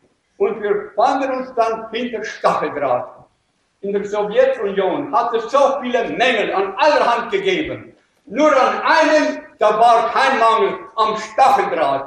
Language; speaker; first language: German; native; German